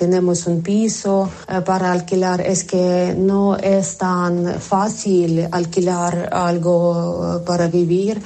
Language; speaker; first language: Spanish; non-native, learner; Ukrainian